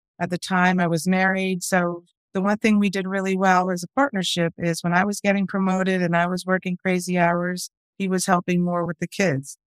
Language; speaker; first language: English; early bilingual, other home language; Spanish